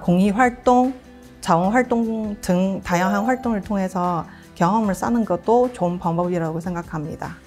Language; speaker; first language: Korean; non-native, fluent; Chinese